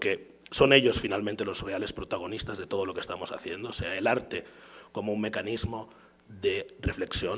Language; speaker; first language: Spanish; native; Spanish